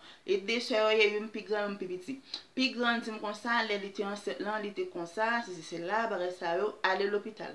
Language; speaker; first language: French; non-native, learner; Haitian Creole